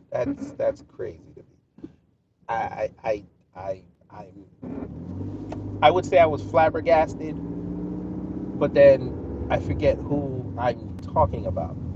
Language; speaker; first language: English; native; English